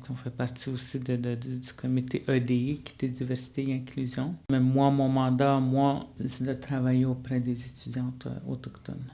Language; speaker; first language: French; non-native, local second language; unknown